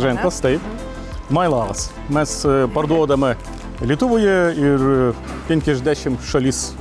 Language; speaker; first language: Lithuanian; non-native, learner; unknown